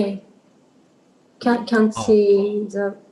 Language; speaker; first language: English; non-native, learner; Japanese